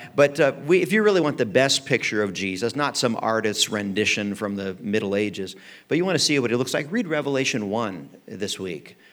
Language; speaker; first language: English; native; English